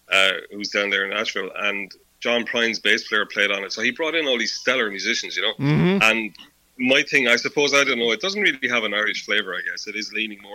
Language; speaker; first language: English; native; English